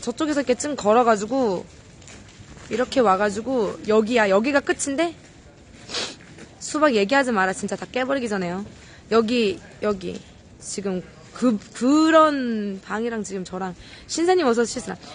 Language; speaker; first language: Korean; native; Korean